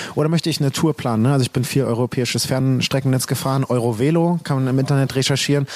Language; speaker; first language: German; native; German